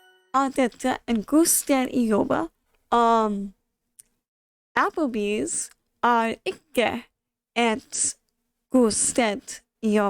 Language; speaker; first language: Norwegian; non-native, learner; English